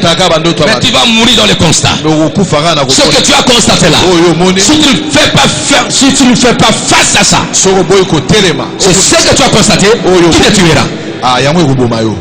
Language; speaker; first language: French; non-native, local second language; Lingala